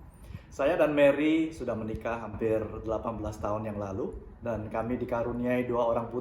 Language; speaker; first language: Indonesian; native; Indonesian